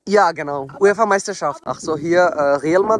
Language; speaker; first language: German; non-native, learner; Bangla